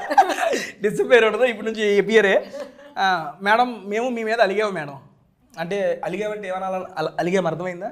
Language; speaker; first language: Telugu; native; Telugu